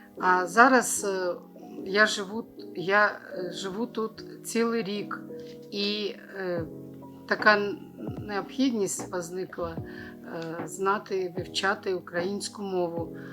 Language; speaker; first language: Ukrainian; non-native, local second language; Russian